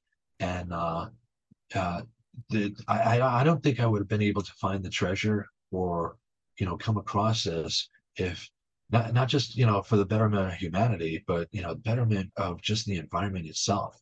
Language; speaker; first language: English; native; English